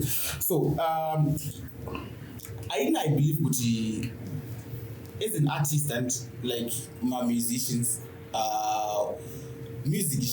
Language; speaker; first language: English; non-native, local second language; Shona